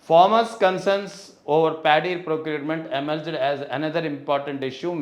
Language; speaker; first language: English; non-native, local second language; Telugu